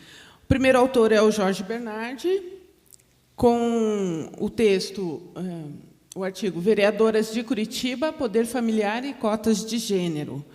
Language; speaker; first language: Portuguese; native; Portuguese